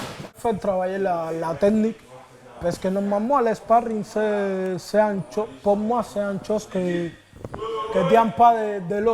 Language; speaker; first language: French; non-native, learner; Spanish